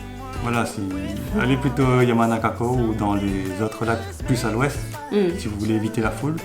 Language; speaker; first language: French; native; French